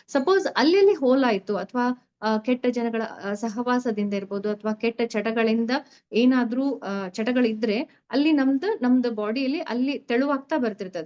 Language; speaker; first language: Kannada; native; Kannada